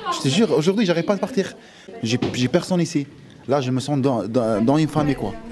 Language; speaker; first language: French; non-native, local second language; Arabic